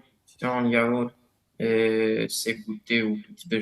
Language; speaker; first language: French; non-native, learner; Romanian